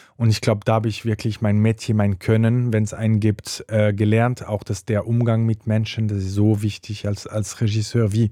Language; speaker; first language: German; non-native, local second language; French